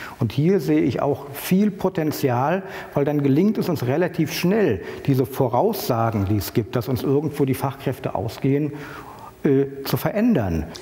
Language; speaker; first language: German; native; German